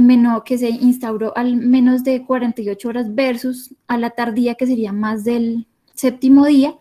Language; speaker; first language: Spanish; native; Spanish